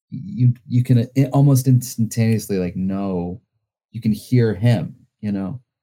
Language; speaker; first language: English; native; English